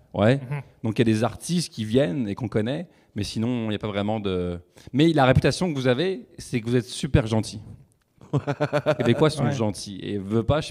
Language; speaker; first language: French; native; French